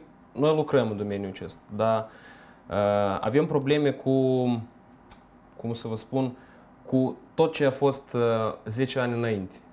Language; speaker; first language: Romanian; non-native, local second language; Russian